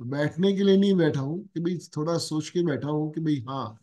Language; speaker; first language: Hindi; non-native, local second language; Marwari